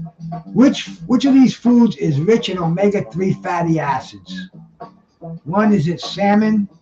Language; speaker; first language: English; native; English